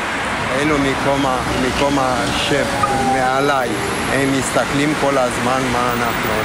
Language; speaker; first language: Hebrew; non-native, fluent; Romanian